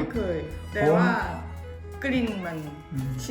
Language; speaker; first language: Thai; early bilingual, heritage; Thai